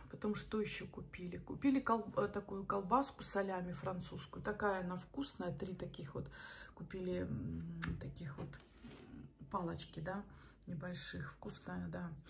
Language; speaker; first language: Russian; native; Russian